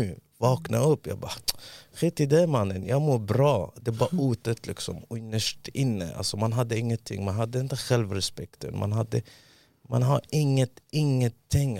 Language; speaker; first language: Swedish; early bilingual, other home language; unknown